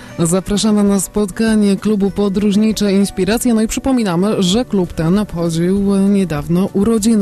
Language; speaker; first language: Polish; native; Polish